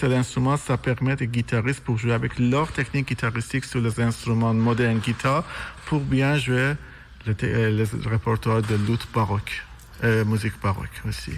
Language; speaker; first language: French; non-native, fluent; Persian